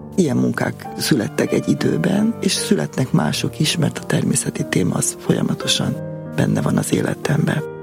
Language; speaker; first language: Hungarian; native; Hungarian